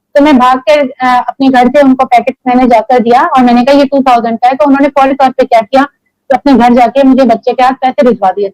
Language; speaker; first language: Urdu; native; Urdu